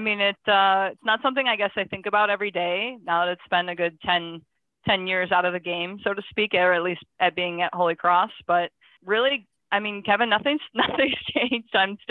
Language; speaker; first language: English; native; English